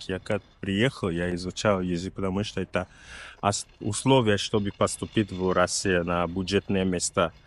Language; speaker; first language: Russian; non-native, learner; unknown